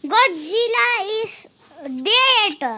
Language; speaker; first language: English; non-native, learner; Nepali